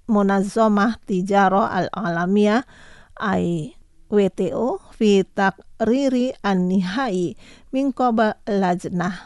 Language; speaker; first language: Arabic; non-native, fluent; Indonesian